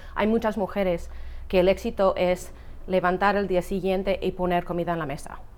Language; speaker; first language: Spanish; non-native, fluent; English